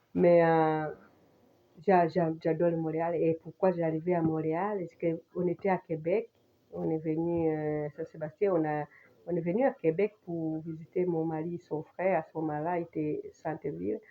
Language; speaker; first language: French; non-native, fluent; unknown